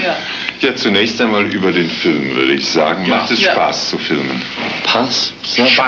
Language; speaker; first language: German; native; German